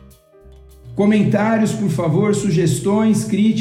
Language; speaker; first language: Portuguese; native; Portuguese